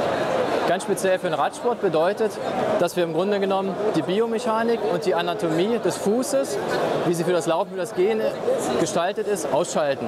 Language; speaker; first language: German; native; German